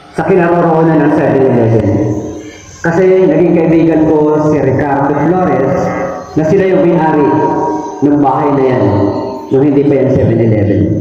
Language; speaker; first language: Filipino; non-native, local second language; Cebuano